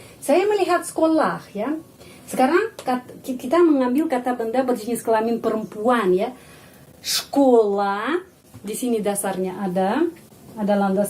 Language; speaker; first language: Indonesian; non-native, fluent; Russian